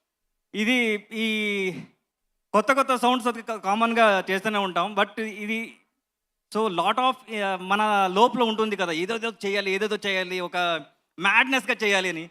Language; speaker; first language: Telugu; non-native, learner; Kannada